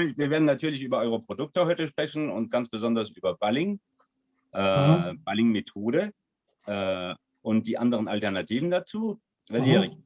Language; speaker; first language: German; non-native, fluent; French